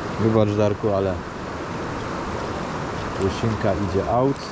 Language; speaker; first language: Polish; native; Polish